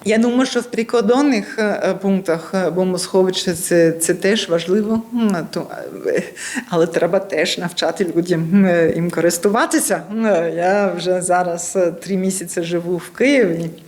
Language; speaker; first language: Ukrainian; non-native, learner; German